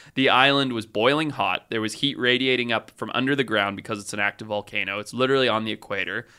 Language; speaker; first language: English; native; English